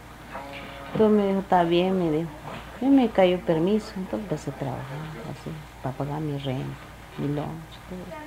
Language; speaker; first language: Spanish; non-native, local second language; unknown